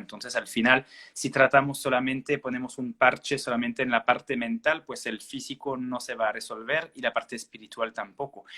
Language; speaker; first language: Spanish; non-native, fluent; French